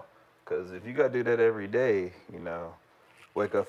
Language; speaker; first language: English; native; English